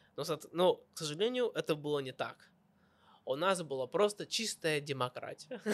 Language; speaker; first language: Russian; early bilingual, heritage; Russian